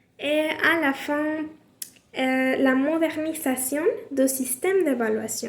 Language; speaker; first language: French; non-native, learner; Spanish